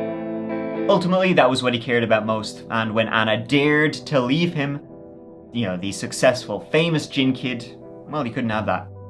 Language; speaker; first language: English; native; English